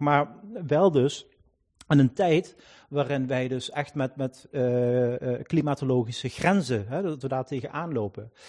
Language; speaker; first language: Dutch; native; Dutch